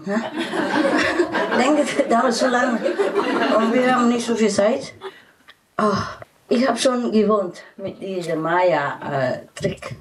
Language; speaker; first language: German; non-native, learner; Vietnamese